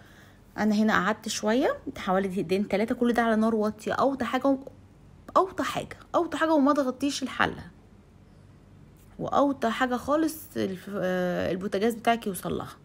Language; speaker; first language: Arabic; native; Arabic